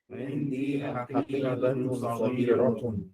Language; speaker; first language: Arabic; non-native, learner; English